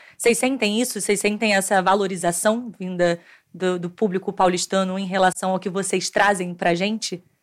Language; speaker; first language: Portuguese; native; Portuguese